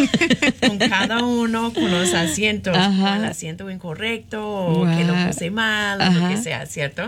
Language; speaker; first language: Spanish; non-native, fluent; English